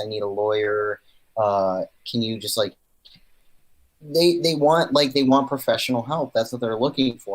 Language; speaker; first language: English; native; English